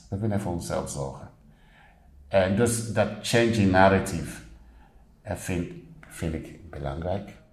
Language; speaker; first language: Dutch; non-native, fluent; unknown